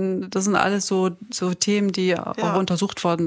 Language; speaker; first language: German; native; German